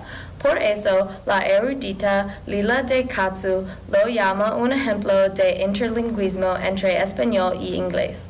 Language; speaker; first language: Spanish; non-native, learner; English